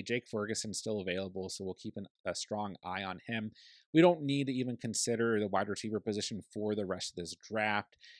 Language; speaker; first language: English; native; English